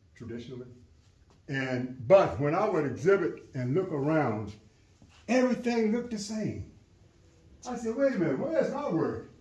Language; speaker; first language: English; native; English